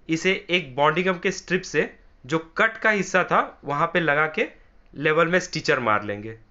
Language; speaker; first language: Hindi; non-native, local second language; Marathi